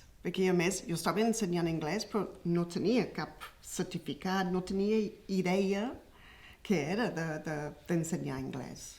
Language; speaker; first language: Catalan; non-native, fluent; English